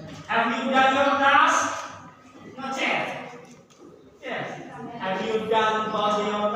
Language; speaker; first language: English; non-native, learner; Indonesian